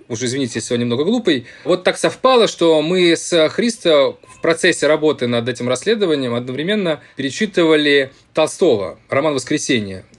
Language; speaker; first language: Russian; native; Russian